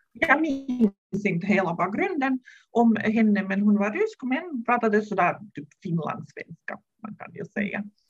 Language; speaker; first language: Swedish; non-native, fluent; Russian